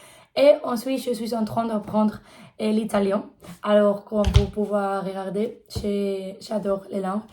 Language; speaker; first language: French; non-native, learner; Spanish